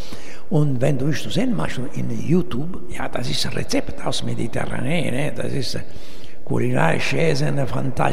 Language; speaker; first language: German; non-native, learner; Italian